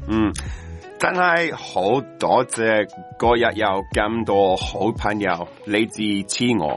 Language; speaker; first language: Cantonese; non-native, learner; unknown